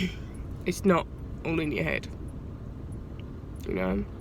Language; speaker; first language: English; native; English